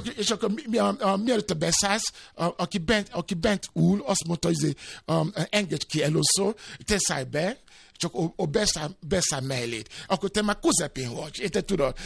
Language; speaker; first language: Hungarian; non-native, learner; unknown